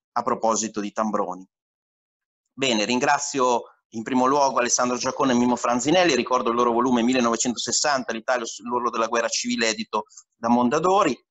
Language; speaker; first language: Italian; native; Italian